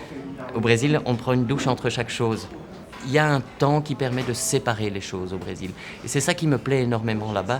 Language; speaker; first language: French; non-native, fluent; Portuguese